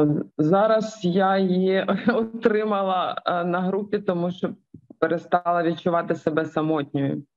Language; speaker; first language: Ukrainian; non-native, local second language; Russian